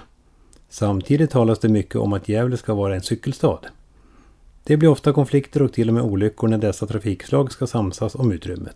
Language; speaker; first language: Swedish; native; Swedish